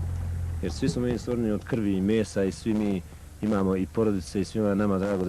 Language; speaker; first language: Bosnian; native; Bosnian